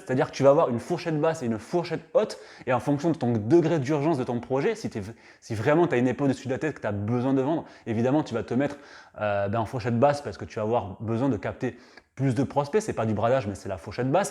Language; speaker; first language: French; native; French